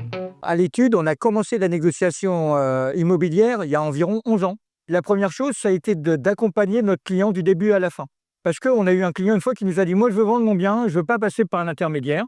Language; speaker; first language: French; native; French